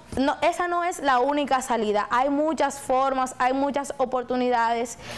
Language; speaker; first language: Spanish; native; Spanish